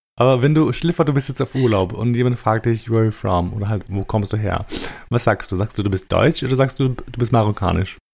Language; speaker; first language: German; early bilingual, other home language; Albanian